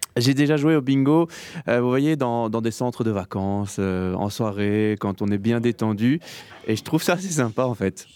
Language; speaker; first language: French; native; French